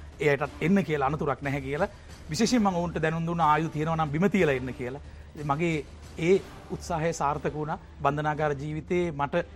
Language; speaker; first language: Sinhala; native; Sinhala